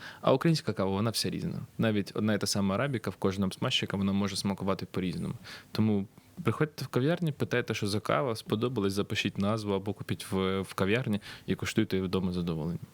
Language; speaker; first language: Ukrainian; non-native, local second language; Russian